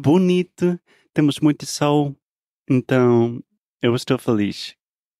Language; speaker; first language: Portuguese; non-native, fluent; English